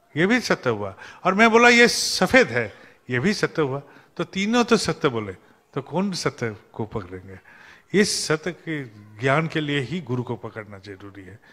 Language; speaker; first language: Hindi; non-native, local second language; Bangla